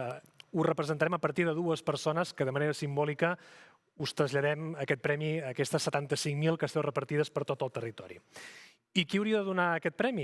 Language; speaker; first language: Catalan; native; Catalan